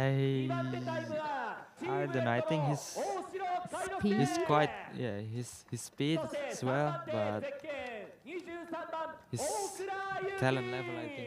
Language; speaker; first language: English; non-native, fluent; Japanese